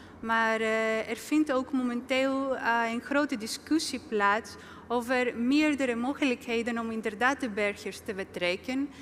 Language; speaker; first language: Dutch; non-native, fluent; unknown